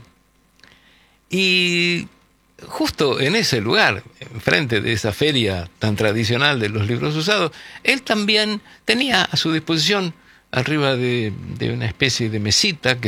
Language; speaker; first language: Spanish; native; Spanish